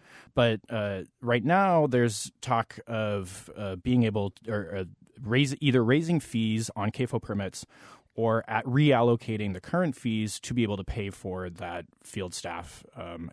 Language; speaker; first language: English; native; English